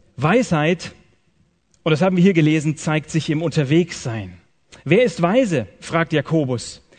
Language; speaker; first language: German; native; German